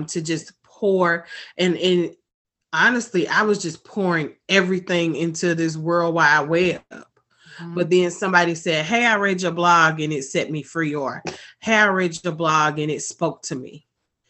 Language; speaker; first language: English; native; English